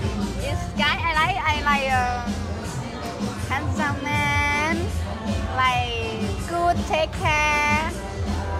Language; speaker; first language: English; non-native, learner; Thai